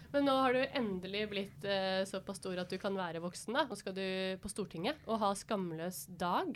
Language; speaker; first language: Norwegian; native; Norwegian